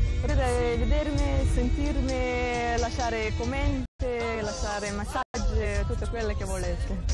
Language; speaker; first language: Italian; non-native, learner; Russian